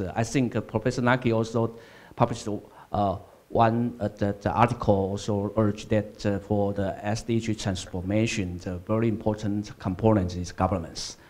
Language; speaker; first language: English; non-native, fluent; Chinese